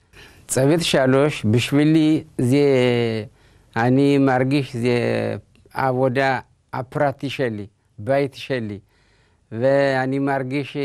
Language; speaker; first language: Hebrew; non-native, fluent; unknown